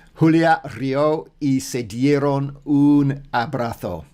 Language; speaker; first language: Spanish; non-native, learner; English